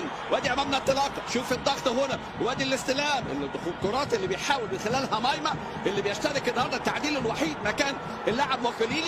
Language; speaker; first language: Arabic; native; Arabic